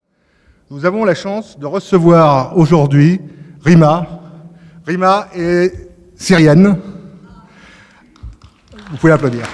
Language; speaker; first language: French; native; French